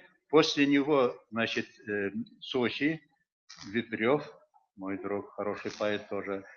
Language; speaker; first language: Russian; non-native, local second language; Bashkir